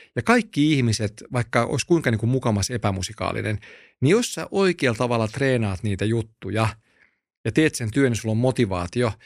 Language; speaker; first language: Finnish; non-native, local second language; Swedish